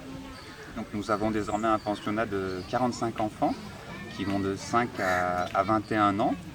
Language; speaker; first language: French; native; French